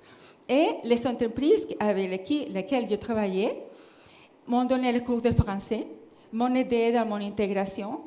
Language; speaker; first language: French; non-native, fluent; Spanish